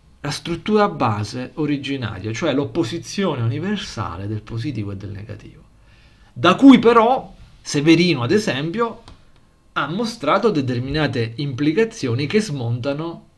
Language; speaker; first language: Italian; native; Italian